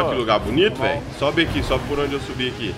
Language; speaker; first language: Portuguese; native; Portuguese